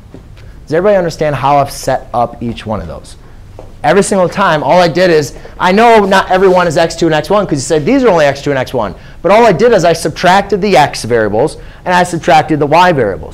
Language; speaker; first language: English; native; English